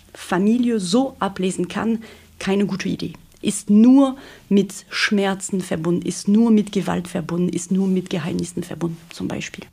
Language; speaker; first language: German; non-native, fluent; French